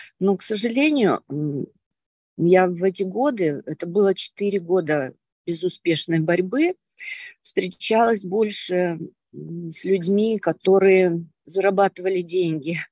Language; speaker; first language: Russian; native; Russian